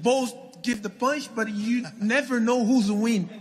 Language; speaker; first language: English; non-native, learner; Portuguese